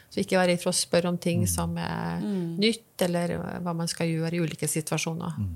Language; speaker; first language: Norwegian; native; Norwegian